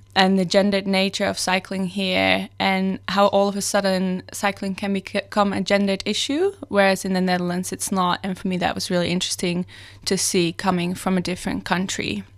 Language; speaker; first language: English; non-native, fluent; Dutch